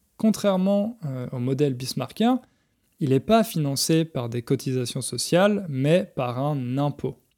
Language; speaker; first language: French; native; French